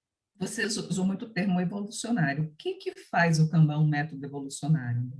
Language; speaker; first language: Portuguese; native; Portuguese